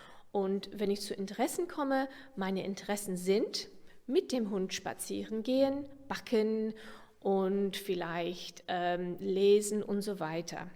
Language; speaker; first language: German; non-native, fluent; English